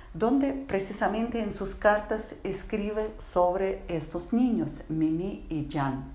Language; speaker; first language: Spanish; non-native, fluent; Russian